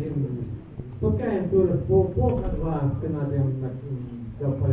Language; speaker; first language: Polish; non-native, learner; Russian